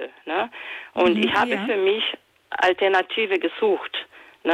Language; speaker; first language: German; non-native, fluent; Portuguese